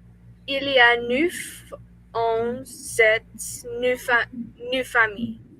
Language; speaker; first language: French; non-native, learner; English